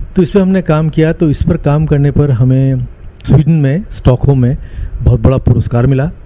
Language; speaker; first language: Hindi; native; Hindi